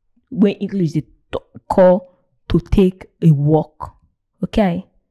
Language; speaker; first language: English; non-native, local second language; Igbo